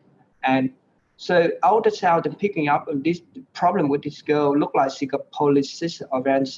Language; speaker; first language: English; non-native, fluent; Vietnamese